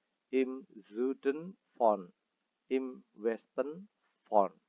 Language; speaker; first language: German; non-native, fluent; Indonesian